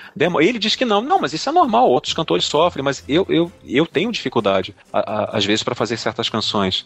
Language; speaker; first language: Portuguese; native; Portuguese